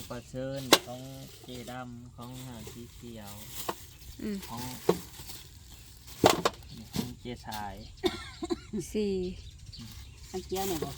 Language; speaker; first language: Thai; non-native, local second language; Northeastern Thai